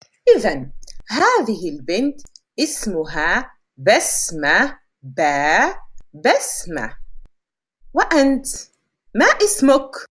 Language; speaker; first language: Arabic; non-native, fluent; French